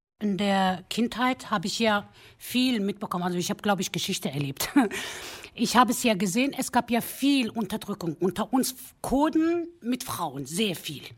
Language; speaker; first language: German; early bilingual, other home language; Kurdish